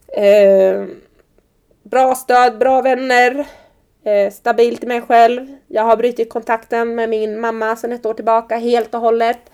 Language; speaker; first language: Swedish; early bilingual, other home language; Persian